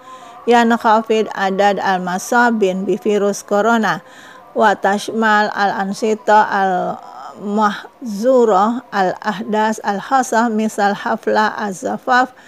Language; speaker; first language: Arabic; non-native, learner; Indonesian